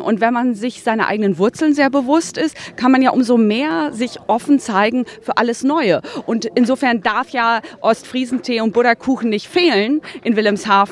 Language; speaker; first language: German; native; German